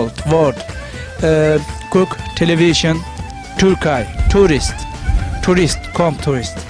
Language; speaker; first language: English; non-native, learner; Turkish